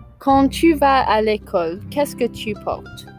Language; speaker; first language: French; non-native, learner; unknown